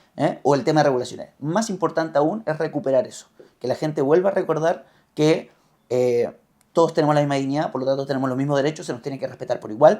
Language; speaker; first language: Spanish; native; Spanish